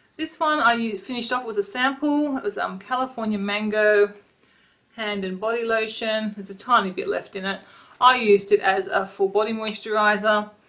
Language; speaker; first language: English; native; English